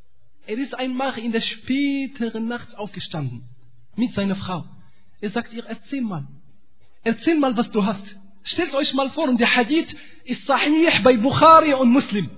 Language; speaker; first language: German; non-native, fluent; Arabic